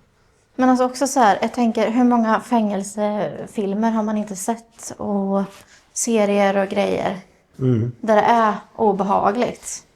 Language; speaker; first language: Swedish; native; Swedish